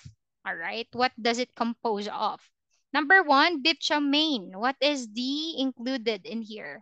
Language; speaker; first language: English; non-native, fluent; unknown